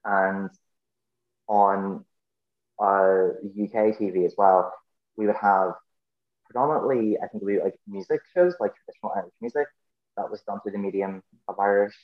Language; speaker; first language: English; native; English